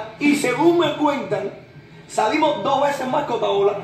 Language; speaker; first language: Spanish; native; Spanish